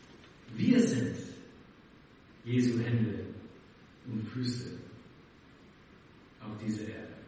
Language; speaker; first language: German; non-native, fluent; English